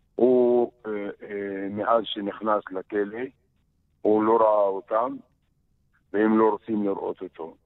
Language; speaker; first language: Hebrew; non-native, local second language; Arabic